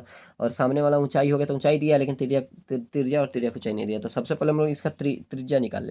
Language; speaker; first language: Hindi; native; Hindi